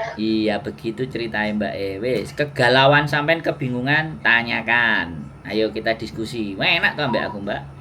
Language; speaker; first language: Indonesian; non-native, local second language; Javanese